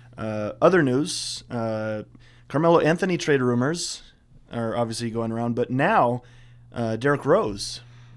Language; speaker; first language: English; native; English